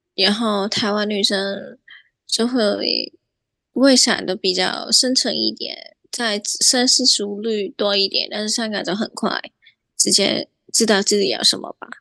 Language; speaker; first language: Chinese; non-native, fluent; Cantonese